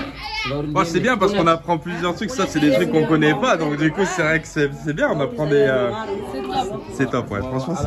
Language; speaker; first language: French; native; French